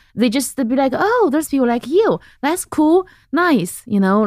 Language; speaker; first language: English; non-native, fluent; Chinese